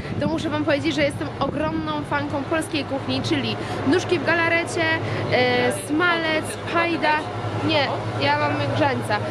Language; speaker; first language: Polish; native; Polish